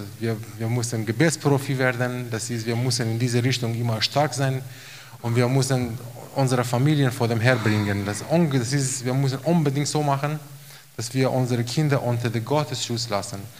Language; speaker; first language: German; non-native, fluent; Romanian